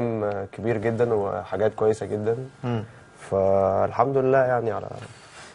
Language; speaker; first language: Arabic; native; Arabic